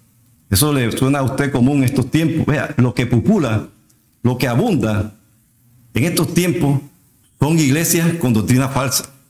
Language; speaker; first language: Spanish; native; Spanish